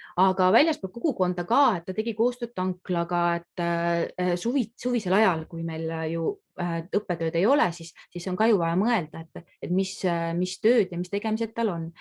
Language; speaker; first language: Estonian; native; Estonian